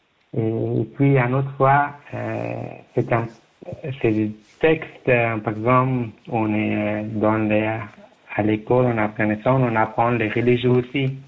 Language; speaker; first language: French; non-native, learner; Persian